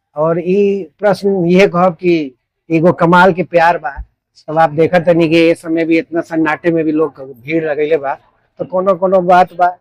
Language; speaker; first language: Bhojpuri; non-native, local second language; Punjabi